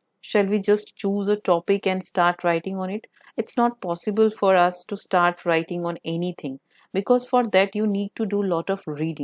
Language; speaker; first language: English; non-native, local second language; Hindi